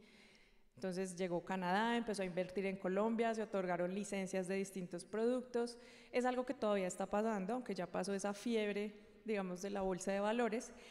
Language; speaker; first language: Spanish; native; Spanish